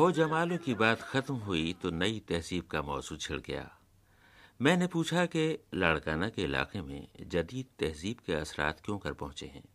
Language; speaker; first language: Urdu; native; Urdu